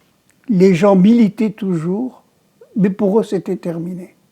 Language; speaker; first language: French; non-native, local second language; Arabic